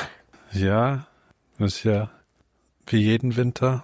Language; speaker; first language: German; non-native, fluent; English